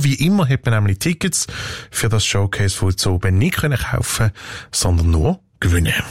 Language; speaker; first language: German; native; German